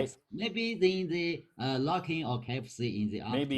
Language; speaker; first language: English; non-native, learner; Chinese